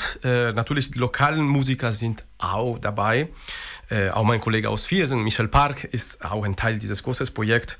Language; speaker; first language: German; non-native, fluent; Italian